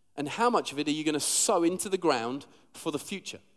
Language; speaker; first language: English; native; English